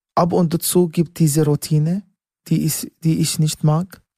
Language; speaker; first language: German; non-native, learner; Arabic